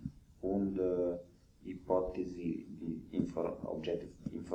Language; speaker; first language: German; non-native, fluent; Italian